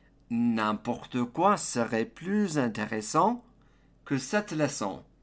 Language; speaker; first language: French; non-native, fluent; English